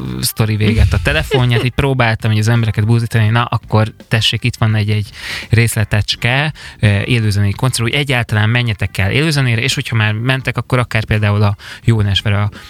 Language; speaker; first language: Hungarian; native; Hungarian